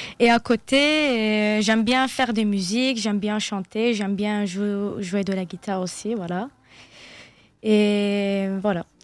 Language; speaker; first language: French; non-native, fluent; Turkish